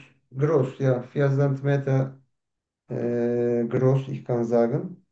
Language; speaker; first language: German; non-native, learner; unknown